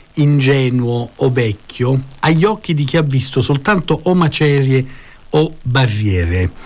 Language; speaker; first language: Italian; native; Italian